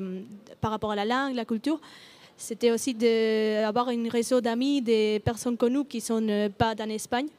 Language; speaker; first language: French; non-native, learner; Spanish